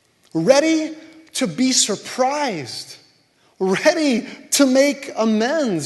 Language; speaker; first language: English; native; English